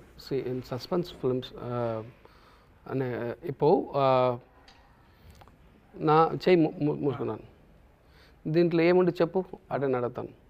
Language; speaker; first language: Telugu; non-native, learner; Tamil